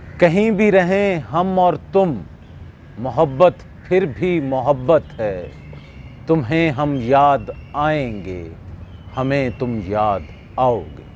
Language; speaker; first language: Urdu; non-native, local second language; Punjabi